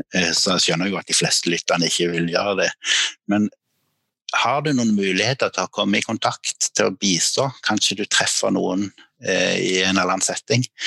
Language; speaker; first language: Norwegian; native; Norwegian